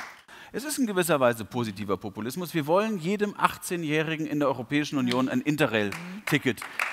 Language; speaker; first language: German; native; German